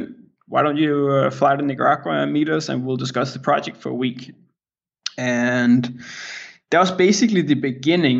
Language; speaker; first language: English; non-native, fluent; Danish